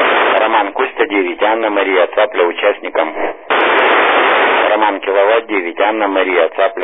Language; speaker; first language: Russian; native; Russian